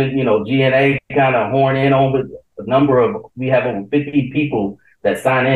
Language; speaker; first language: English; native; English